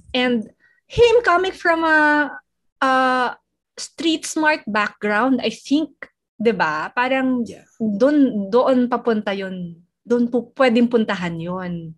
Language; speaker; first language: Filipino; native; Filipino